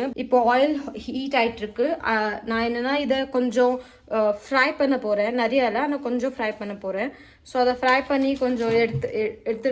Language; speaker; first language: Tamil; non-native, learner; Hindi